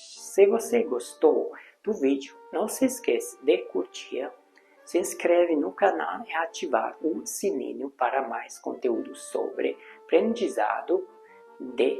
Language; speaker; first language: Portuguese; non-native, fluent; Hungarian